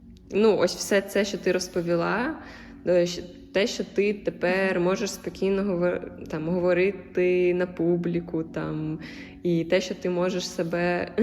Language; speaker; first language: Ukrainian; native; Ukrainian